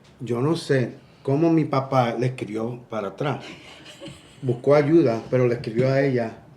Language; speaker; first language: Spanish; early bilingual, heritage; Spanish